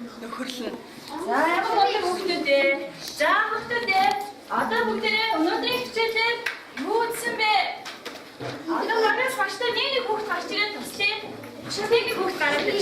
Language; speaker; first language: Mongolian; native; Mongolian